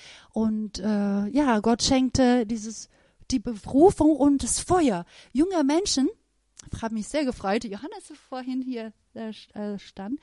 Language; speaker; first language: German; non-native, fluent; Persian